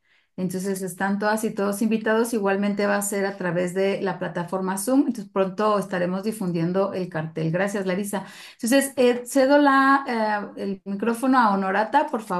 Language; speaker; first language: Spanish; native; Spanish